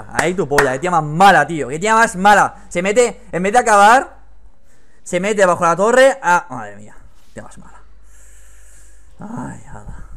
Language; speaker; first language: Spanish; native; Spanish